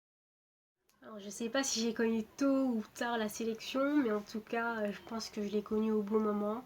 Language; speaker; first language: French; early bilingual, other home language; Portuguese